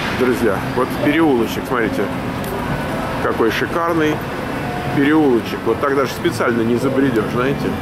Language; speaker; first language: Russian; native; Russian